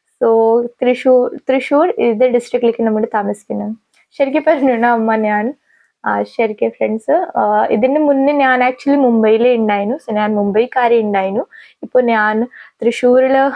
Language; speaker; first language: Malayalam; non-native, local second language; Hindi